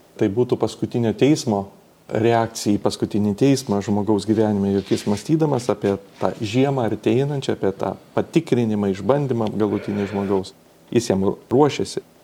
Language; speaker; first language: Lithuanian; native; Lithuanian